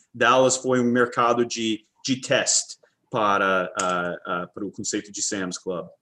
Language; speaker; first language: Portuguese; non-native, fluent; English